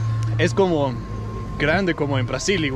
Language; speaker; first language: Spanish; non-native, learner; Danish